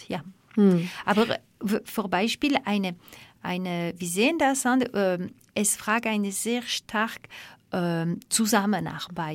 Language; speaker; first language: German; non-native, fluent; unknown